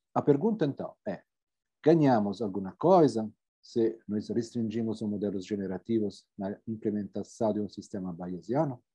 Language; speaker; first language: Portuguese; non-native, fluent; Italian